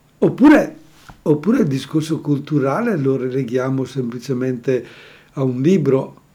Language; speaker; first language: Italian; native; Italian